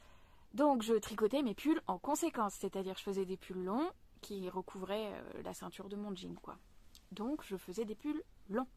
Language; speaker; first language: French; native; French